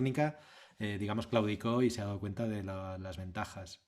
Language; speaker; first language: Spanish; native; Spanish